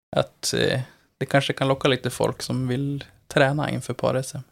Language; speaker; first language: Swedish; native; Swedish